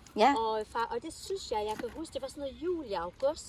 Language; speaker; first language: Danish; native; Danish